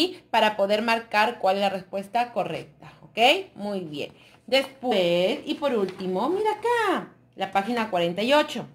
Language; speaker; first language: Spanish; native; Spanish